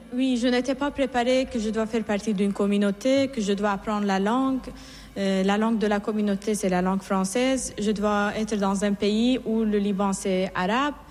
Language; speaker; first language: French; non-native, fluent; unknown